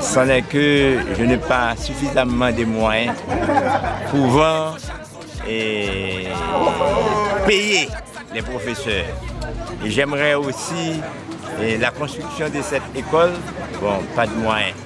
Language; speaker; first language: French; non-native, local second language; Haitian Creole